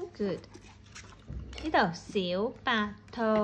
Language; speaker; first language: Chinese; non-native, local second language; Cantonese